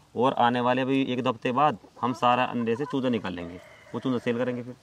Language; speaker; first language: Hindi; native; Hindi